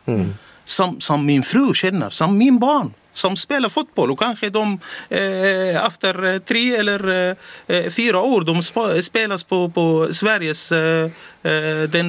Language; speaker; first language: Swedish; non-native, learner; Arabic